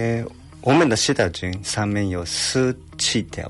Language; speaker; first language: Chinese; non-native, fluent; Japanese